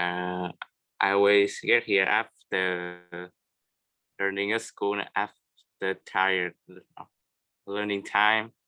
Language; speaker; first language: English; non-native, learner; Vietnamese